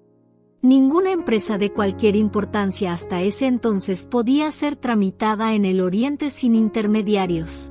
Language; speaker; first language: Spanish; native; Spanish